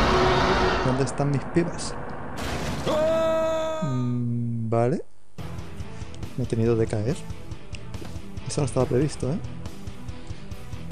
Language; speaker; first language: Spanish; native; Spanish